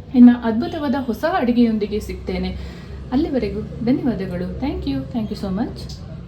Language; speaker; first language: Kannada; non-native, local second language; Kodava